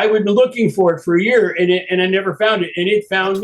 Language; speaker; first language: English; native; English